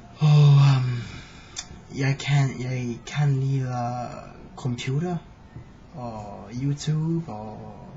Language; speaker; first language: Danish; non-native, learner; English